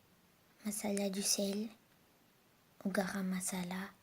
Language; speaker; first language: French; non-native, learner; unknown